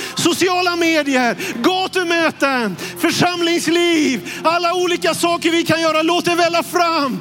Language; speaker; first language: Swedish; native; Swedish